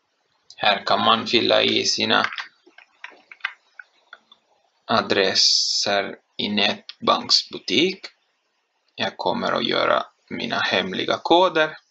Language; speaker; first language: Swedish; non-native, fluent; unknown